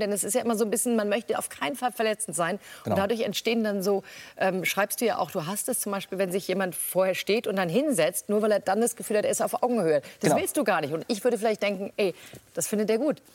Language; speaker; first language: German; native; German